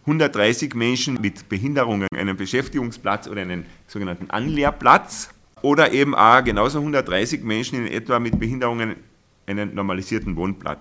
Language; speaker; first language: German; native; German